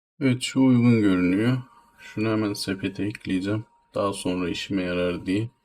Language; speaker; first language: Turkish; native; Turkish